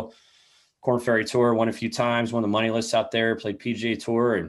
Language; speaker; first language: English; native; English